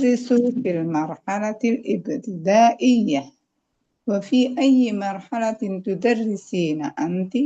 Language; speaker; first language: Arabic; non-native, learner; Indonesian